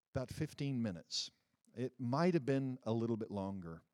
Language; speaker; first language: English; early bilingual, other home language; Dutch